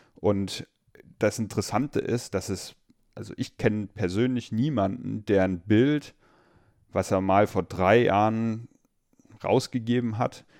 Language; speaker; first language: German; native; German